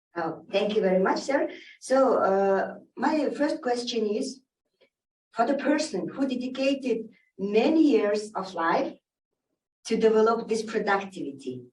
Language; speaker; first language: English; non-native, learner; Mongolian